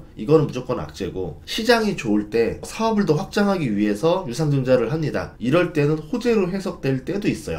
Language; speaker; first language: Korean; native; Korean